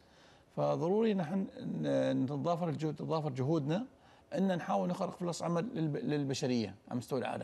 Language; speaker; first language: Arabic; native; Arabic